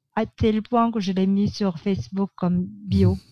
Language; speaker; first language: French; non-native, fluent; Filipino